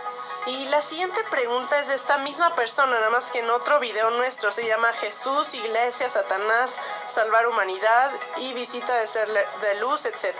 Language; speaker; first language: Spanish; native; Spanish